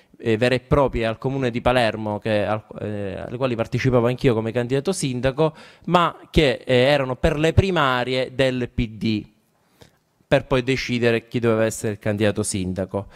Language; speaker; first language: Italian; native; Italian